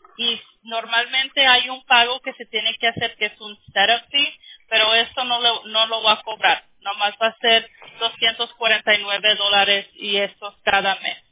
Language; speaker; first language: Spanish; early bilingual, heritage; Spanish